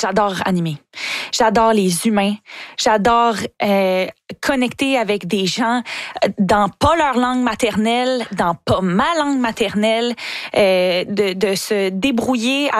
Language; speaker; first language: French; native; French